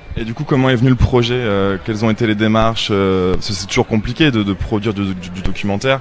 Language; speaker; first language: French; native; French